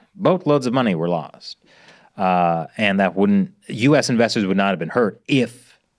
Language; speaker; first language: English; native; English